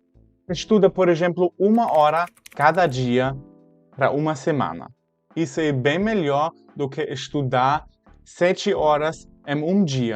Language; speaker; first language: Portuguese; non-native, fluent; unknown